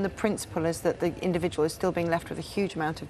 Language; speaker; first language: English; native; English